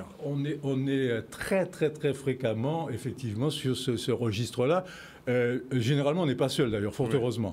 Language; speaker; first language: French; native; French